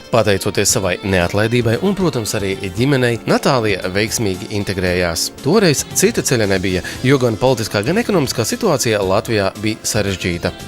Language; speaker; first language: Latvian; native; Latvian